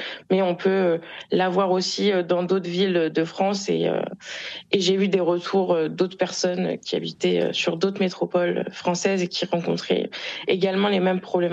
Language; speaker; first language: French; native; French